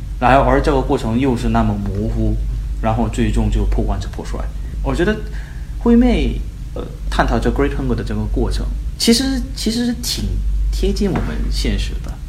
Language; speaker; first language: Chinese; non-native, fluent; Korean